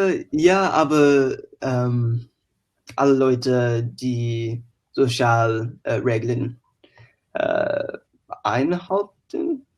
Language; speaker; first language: German; non-native, learner; English